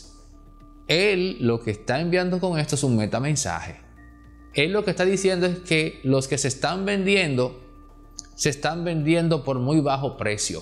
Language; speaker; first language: Spanish; native; Spanish